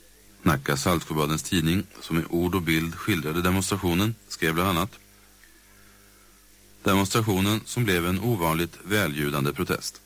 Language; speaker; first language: Swedish; native; Swedish